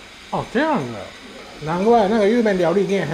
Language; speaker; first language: Chinese; non-native, fluent; Japanese